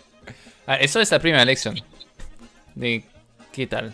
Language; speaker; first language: Spanish; non-native, fluent; French